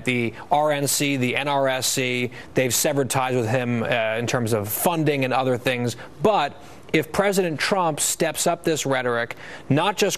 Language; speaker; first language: English; native; English